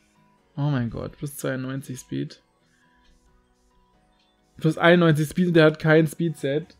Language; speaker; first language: German; native; German